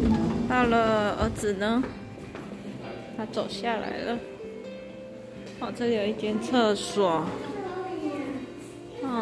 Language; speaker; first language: Chinese; early bilingual, heritage; Chinese